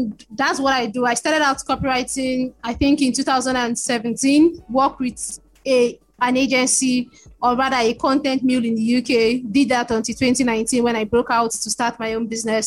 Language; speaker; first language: English; non-native, local second language; Igbo